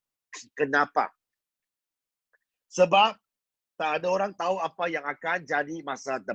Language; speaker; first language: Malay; non-native, local second language; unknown